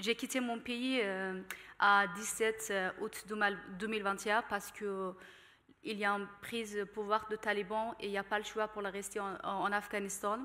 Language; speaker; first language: French; non-native, learner; Persian